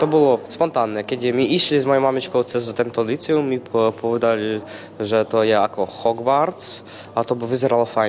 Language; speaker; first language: Slovak; non-native, learner; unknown